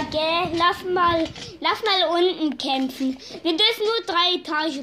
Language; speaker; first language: German; native; German